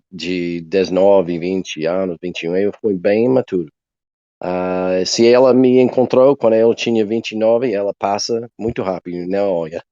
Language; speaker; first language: Portuguese; non-native, learner; English